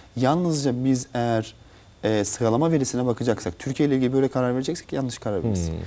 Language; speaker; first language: Turkish; native; Turkish